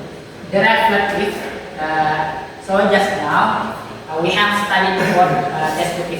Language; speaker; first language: English; non-native, fluent; Indonesian